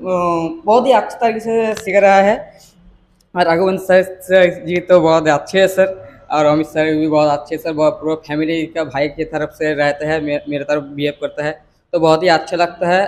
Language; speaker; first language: Hindi; non-native, local second language; Bangla